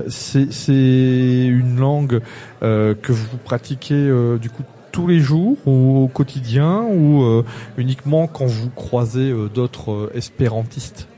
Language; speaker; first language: French; native; French